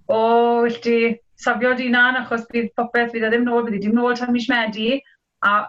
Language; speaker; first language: Welsh; native; Welsh